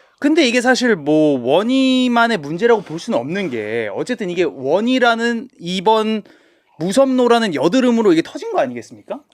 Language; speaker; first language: Korean; native; Korean